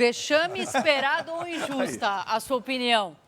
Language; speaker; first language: Portuguese; native; Portuguese